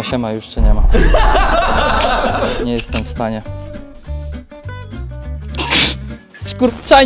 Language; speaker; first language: Polish; native; Polish